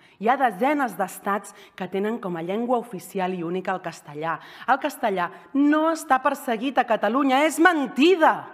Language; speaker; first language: Catalan; native; Catalan